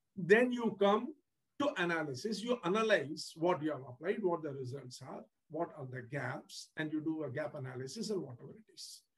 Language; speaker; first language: English; non-native, local second language; Tamil